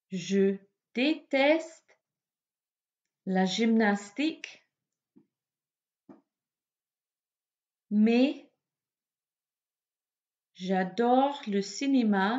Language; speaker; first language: French; non-native, fluent; English